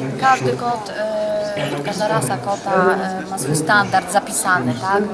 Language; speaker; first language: Polish; native; Polish